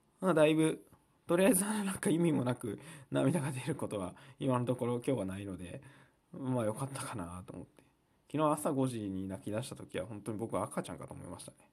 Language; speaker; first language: Japanese; native; Japanese